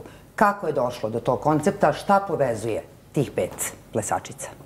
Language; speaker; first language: Serbian; native; Serbian